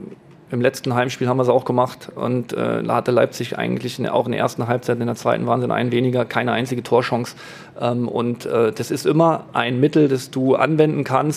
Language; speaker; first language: German; native; German